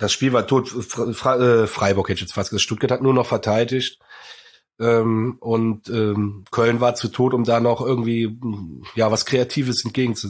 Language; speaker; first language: German; native; German